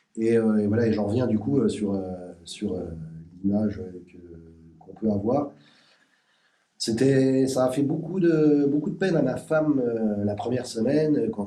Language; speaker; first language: French; native; French